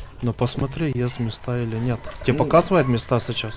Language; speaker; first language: Russian; native; Russian